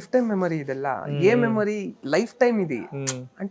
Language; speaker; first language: Telugu; non-native, learner; Kannada